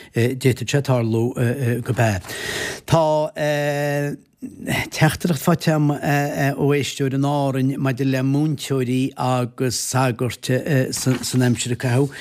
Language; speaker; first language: Irish; native; Irish